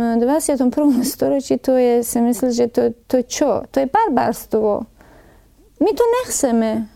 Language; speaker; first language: Slovak; non-native, fluent; Persian